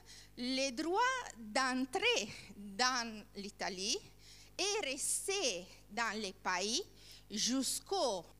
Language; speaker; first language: French; non-native, learner; Italian